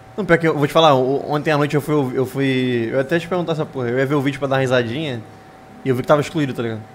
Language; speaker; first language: Portuguese; native; Portuguese